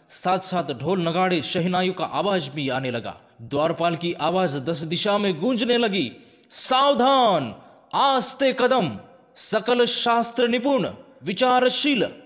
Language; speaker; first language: Hindi; non-native, local second language; Marathi